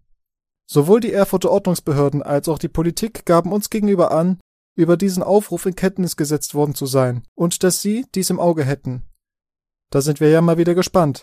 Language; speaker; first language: German; native; German